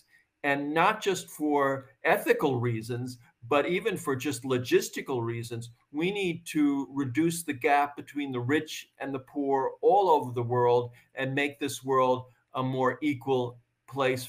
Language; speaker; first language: English; native; English